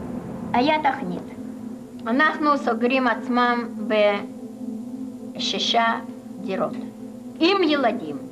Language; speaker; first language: Hebrew; non-native, fluent; Russian